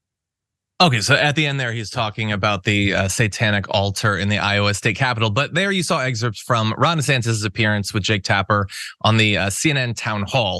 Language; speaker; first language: English; native; English